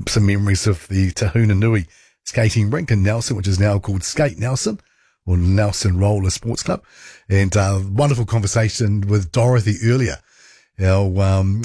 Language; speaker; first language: English; native; English